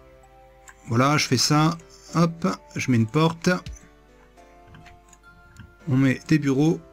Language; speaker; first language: French; native; French